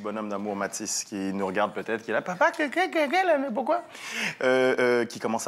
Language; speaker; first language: French; native; French